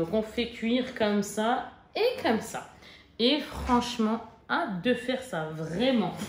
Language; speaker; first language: French; native; French